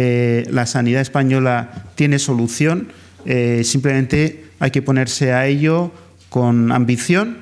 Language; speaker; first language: Spanish; native; Spanish